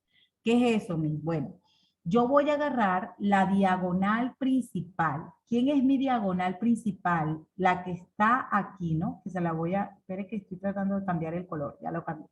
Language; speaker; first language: Spanish; native; Spanish